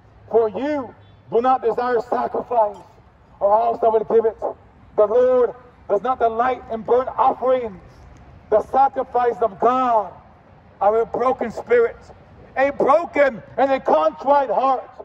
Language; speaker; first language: English; native; English